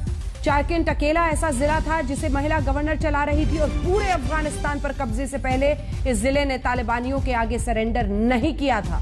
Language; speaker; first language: Hindi; native; Hindi